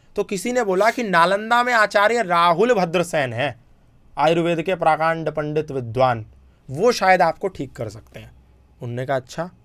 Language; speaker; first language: Hindi; native; Hindi